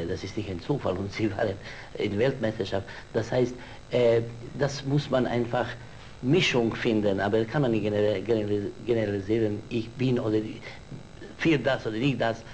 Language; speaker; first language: German; non-native, fluent; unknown